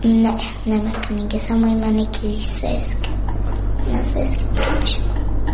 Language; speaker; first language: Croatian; non-native, learner; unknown